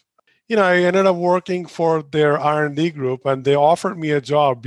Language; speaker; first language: English; non-native, local second language; Bangla